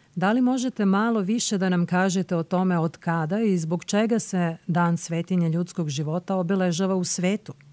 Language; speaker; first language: Serbian; native; Serbian